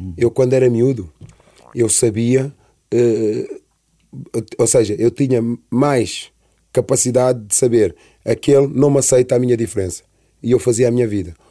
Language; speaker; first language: Portuguese; early bilingual, other home language; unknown